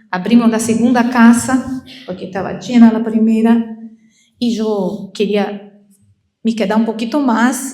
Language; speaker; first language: Spanish; non-native, learner; Portuguese